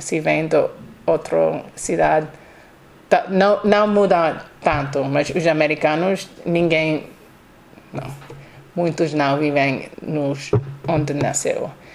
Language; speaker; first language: Portuguese; non-native, learner; English